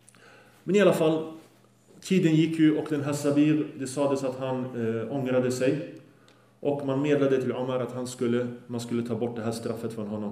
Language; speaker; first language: Swedish; early bilingual, other home language; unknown